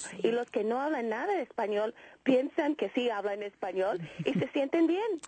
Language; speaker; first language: Spanish; early bilingual, heritage; Spanish